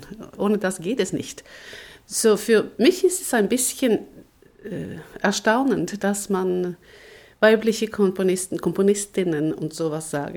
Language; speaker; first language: German; non-native, fluent; Norwegian